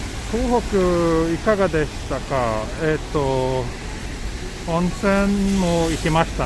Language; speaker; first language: Japanese; non-native, fluent; Swedish